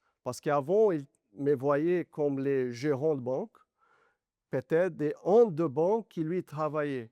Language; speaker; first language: French; non-native, learner; Portuguese